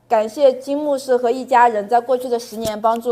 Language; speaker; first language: Chinese; native; Chinese